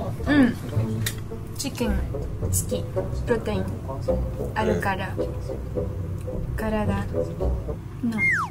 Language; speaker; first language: Japanese; non-native, learner; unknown